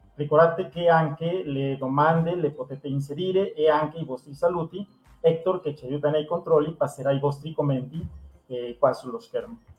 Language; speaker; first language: Italian; non-native, fluent; Spanish